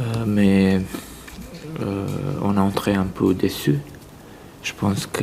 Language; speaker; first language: French; non-native, fluent; Serbian